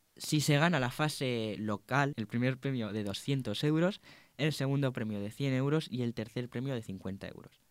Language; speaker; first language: Spanish; native; Spanish